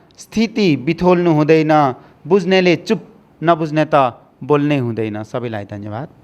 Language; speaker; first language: Nepali; early bilingual, heritage; Nepali